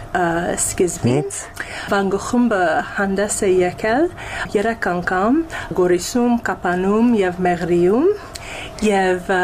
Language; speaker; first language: Armenian; non-native, fluent; English